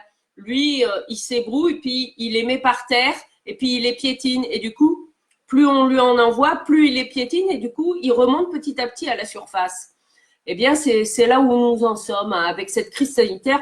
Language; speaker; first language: French; native; French